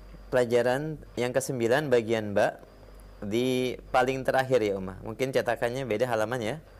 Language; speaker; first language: Indonesian; native; Indonesian